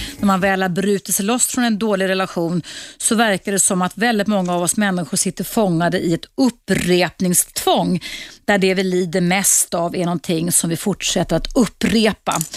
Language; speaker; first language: Swedish; native; Swedish